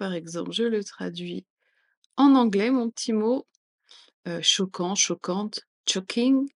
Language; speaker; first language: French; native; French